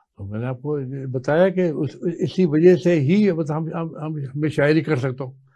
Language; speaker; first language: Urdu; native; Urdu